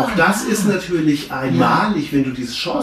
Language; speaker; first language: German; native; German